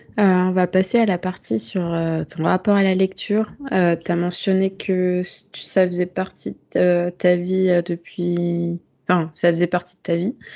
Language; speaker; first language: French; native; French